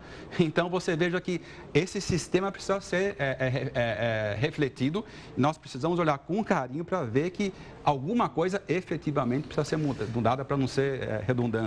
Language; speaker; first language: Portuguese; native; Portuguese